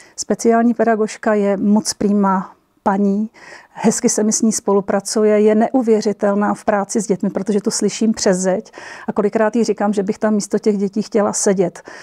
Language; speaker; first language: Czech; native; Czech